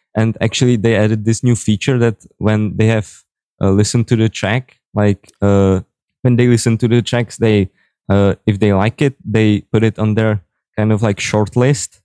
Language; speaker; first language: English; non-native, fluent; Czech